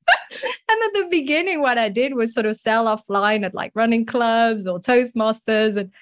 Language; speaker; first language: English; non-native, fluent; French